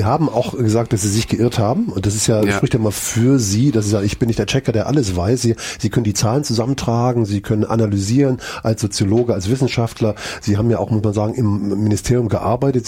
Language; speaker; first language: German; native; German